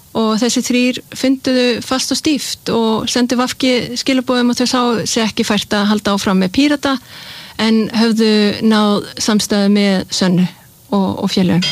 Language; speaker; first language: Icelandic; non-native, fluent; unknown